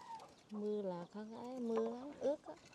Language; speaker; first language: Vietnamese; non-native, local second language; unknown